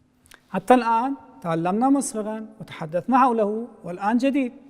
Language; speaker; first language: Arabic; non-native, fluent; Persian